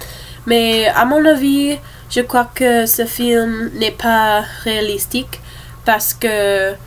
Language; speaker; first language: French; non-native, learner; English